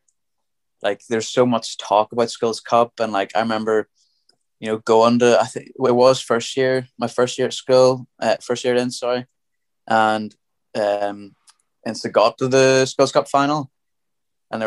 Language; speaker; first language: English; native; English